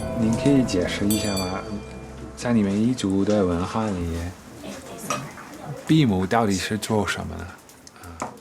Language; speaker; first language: Chinese; non-native, fluent; Dutch